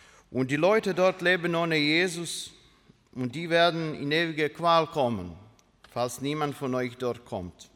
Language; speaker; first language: German; non-native, learner; Croatian